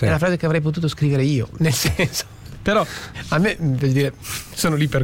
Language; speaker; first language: Italian; native; Italian